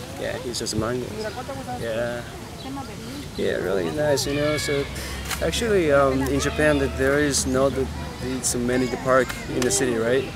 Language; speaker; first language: English; non-native, learner; Japanese